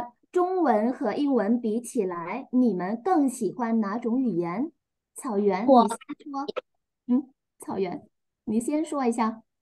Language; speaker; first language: Chinese; non-native, fluent; Vietnamese